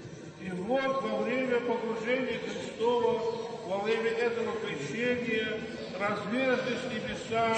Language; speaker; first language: Russian; native; Russian